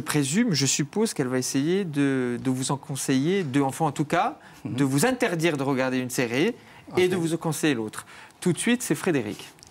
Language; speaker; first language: French; native; French